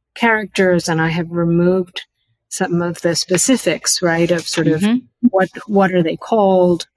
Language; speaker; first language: English; early bilingual, other home language; Bangla